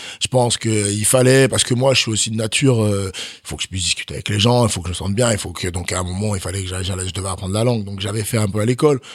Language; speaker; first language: French; early bilingual, other home language; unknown